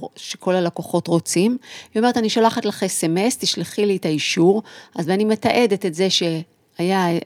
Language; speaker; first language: Hebrew; native; Hebrew